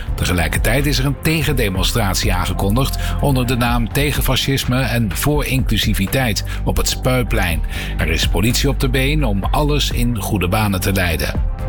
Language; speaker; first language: Dutch; native; Dutch